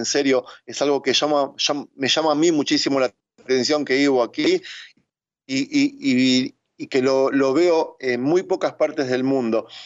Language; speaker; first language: Spanish; native; Spanish